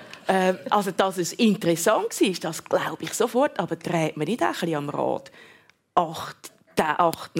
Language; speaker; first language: German; native; German